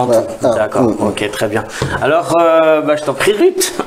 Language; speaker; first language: French; native; French